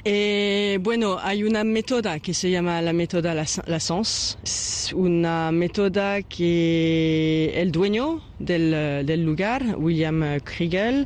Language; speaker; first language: Spanish; non-native, learner; French